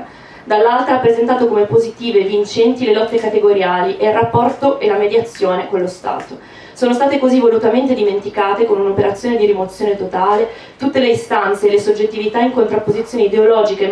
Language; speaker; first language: Italian; native; Italian